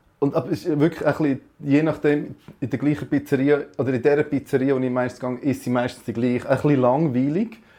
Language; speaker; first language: German; native; German